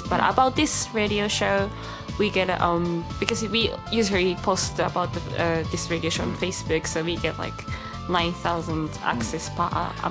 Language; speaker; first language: English; non-native, fluent; Japanese